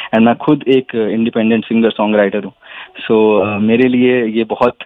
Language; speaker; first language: Hindi; native; Hindi